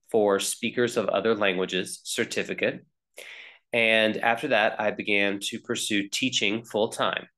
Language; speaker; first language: English; native; English